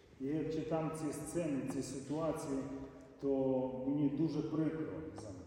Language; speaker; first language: Polish; non-native, learner; Ukrainian